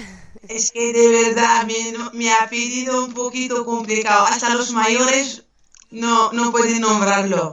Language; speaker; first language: Spanish; non-native, fluent; Arabic